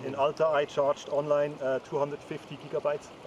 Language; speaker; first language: English; non-native, learner; Norwegian